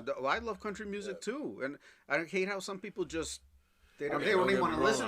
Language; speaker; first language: English; native; English